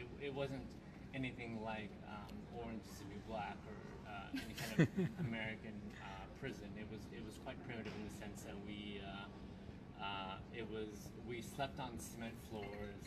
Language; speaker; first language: English; early bilingual, other home language; Vietnamese